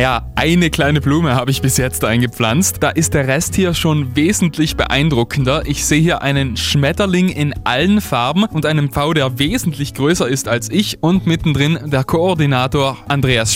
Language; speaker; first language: German; native; German